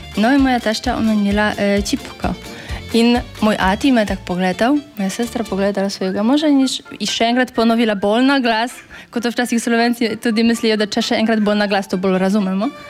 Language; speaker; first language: Slovenian; non-native, fluent; Polish